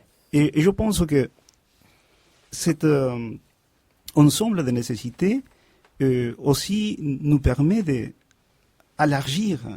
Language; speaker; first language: French; non-native, fluent; Spanish